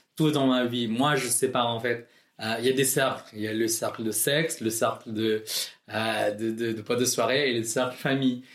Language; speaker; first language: French; non-native, fluent; Filipino